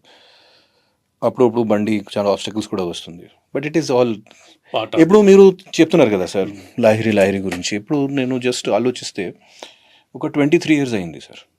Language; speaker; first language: Telugu; non-native, fluent; Hindi